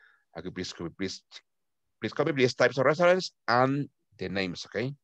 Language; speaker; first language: English; non-native, fluent; Spanish